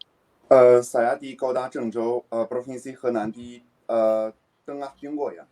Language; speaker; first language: Indonesian; non-native, learner; Chinese